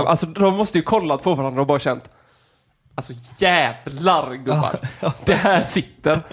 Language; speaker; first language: Swedish; native; Swedish